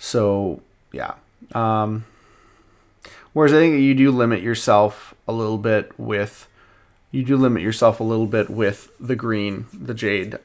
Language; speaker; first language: English; native; English